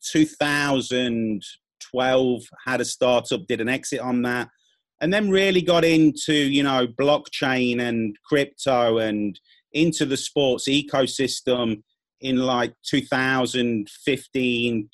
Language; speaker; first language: English; native; English